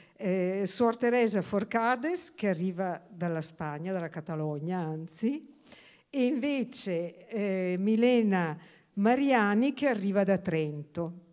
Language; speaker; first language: Italian; native; Italian